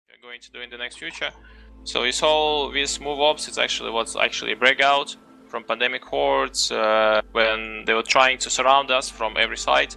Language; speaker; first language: English; non-native, fluent; Russian